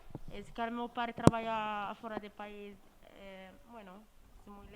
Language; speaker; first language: Catalan; non-native, learner; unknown